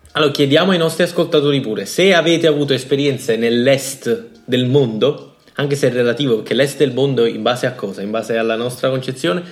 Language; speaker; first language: Italian; native; Italian